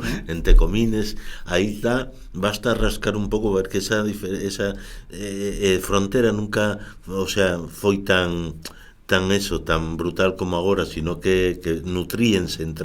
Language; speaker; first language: Spanish; native; Spanish